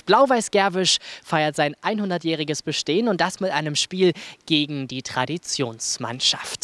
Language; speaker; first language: German; native; German